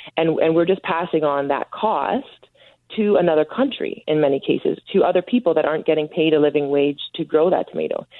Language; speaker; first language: English; native; English